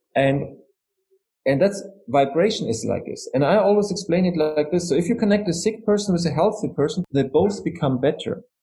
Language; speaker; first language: English; non-native, fluent; German